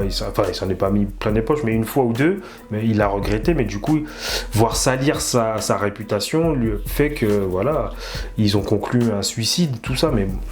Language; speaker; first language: French; native; French